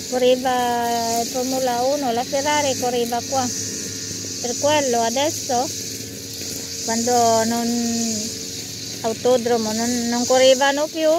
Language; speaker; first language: Italian; non-native, fluent; Filipino